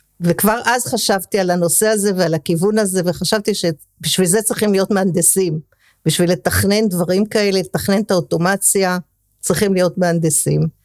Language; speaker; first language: Hebrew; early bilingual, other home language; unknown